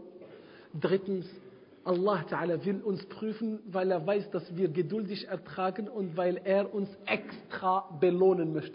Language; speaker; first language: German; non-native, fluent; Arabic